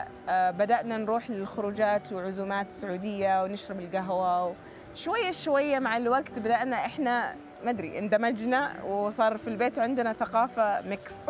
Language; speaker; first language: Arabic; early bilingual, other home language; English